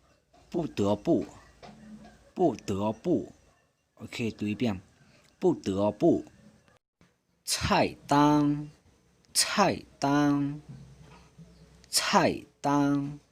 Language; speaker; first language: Chinese; non-native, fluent; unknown